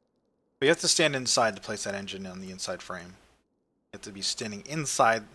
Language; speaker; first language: English; native; English